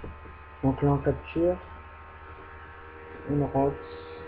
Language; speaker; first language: French; native; French